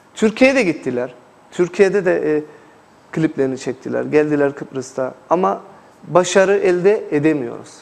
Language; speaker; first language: Turkish; native; Turkish